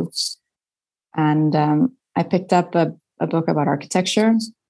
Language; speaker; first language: English; non-native, fluent; Spanish